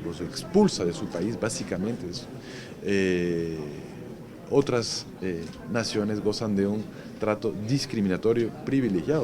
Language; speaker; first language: Spanish; native; Spanish